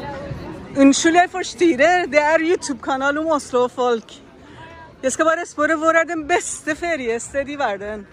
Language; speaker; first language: Norwegian; non-native, learner; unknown